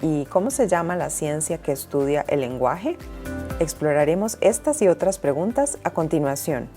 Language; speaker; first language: Spanish; native; Spanish